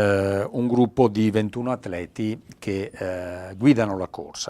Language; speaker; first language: Italian; native; Italian